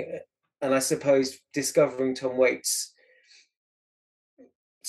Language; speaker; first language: English; native; English